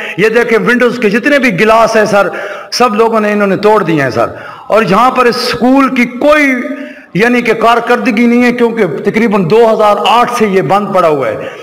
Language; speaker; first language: Urdu; non-native, local second language; Saraiki